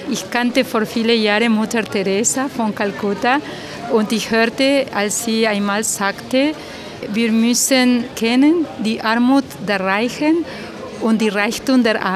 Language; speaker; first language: German; non-native, fluent; Spanish